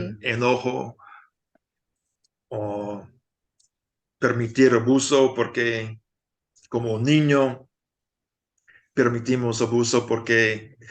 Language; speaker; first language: Spanish; non-native, fluent; English